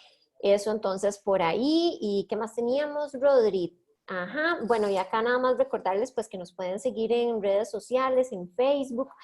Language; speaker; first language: Spanish; native; Spanish